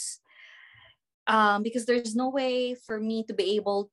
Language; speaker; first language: English; non-native, local second language; Filipino